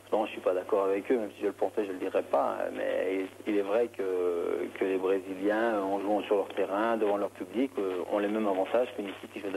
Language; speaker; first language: French; native; French